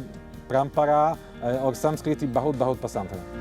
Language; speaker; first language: Hindi; non-native, fluent; Polish